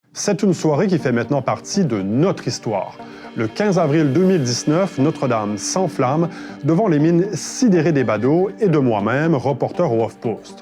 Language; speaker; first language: French; native; French